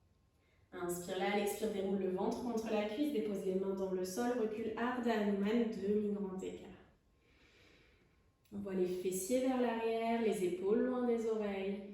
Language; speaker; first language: French; native; French